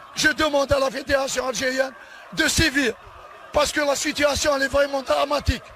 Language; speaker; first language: French; non-native, local second language; Arabic